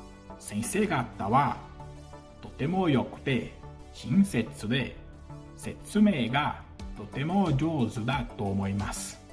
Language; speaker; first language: Japanese; non-native, learner; Portuguese